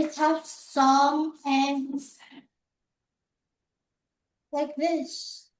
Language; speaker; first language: English; non-native, learner; Vietnamese